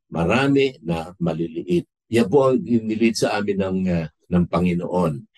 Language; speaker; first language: Filipino; native; Filipino